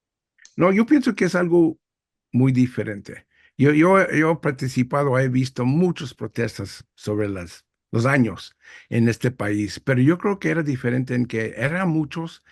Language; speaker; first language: Spanish; early bilingual, heritage; English